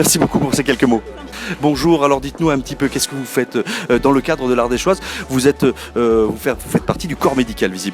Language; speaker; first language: French; native; French